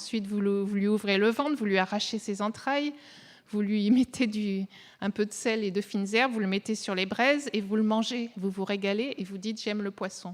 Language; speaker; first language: French; native; French